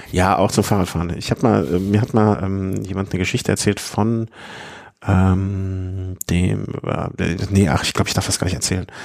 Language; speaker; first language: German; native; German